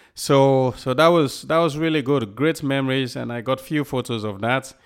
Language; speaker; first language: English; non-native, local second language; Krio